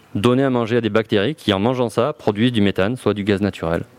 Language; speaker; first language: French; native; French